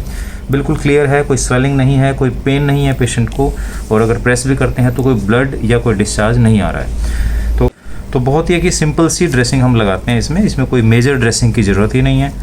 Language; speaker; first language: Hindi; native; Hindi